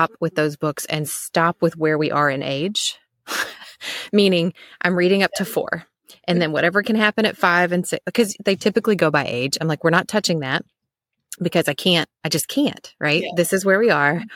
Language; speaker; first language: English; native; English